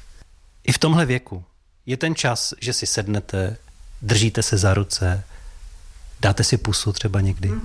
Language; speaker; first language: Czech; native; Czech